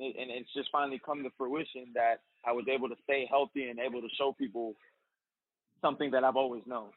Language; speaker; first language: English; native; English